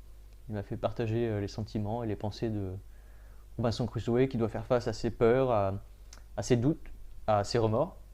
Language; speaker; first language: French; native; French